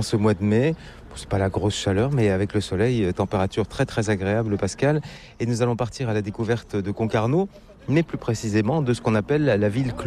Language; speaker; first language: French; native; French